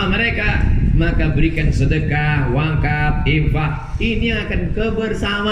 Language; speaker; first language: Indonesian; native; Indonesian